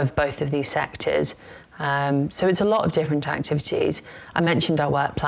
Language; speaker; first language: English; native; English